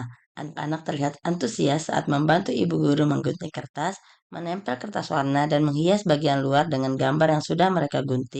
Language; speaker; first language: Indonesian; native; Indonesian